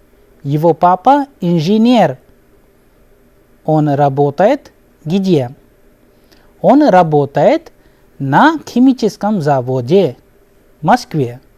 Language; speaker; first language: Russian; non-native, fluent; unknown